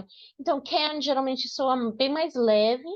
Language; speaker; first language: Portuguese; non-native, fluent; English